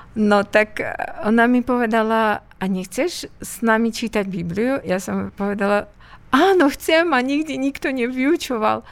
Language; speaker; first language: Slovak; non-native, fluent; Russian